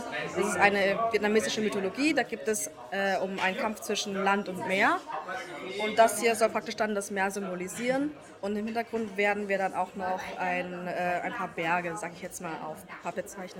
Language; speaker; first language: German; early bilingual, other home language; Vietnamese